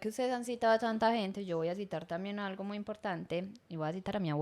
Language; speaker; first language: Spanish; native; Spanish